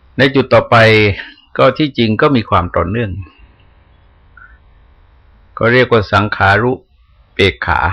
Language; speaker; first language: Thai; native; Thai